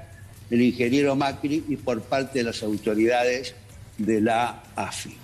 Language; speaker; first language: Spanish; native; Spanish